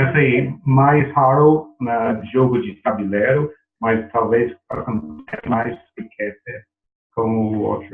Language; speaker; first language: Portuguese; non-native, learner; English